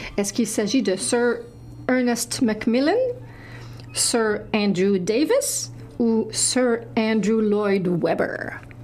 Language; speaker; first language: French; native; French